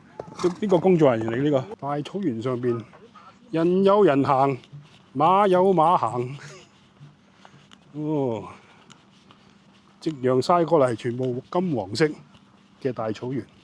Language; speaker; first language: Cantonese; native; Cantonese